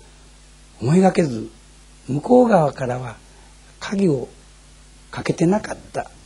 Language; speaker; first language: Japanese; native; Japanese